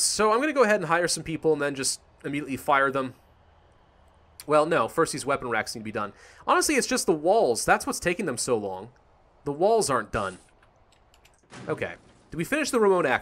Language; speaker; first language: English; native; English